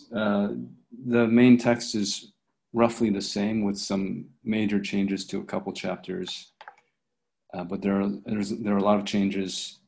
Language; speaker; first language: English; native; English